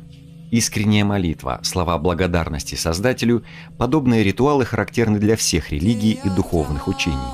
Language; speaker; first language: Russian; native; Russian